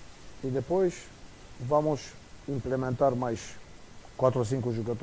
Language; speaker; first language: Portuguese; non-native, fluent; Romanian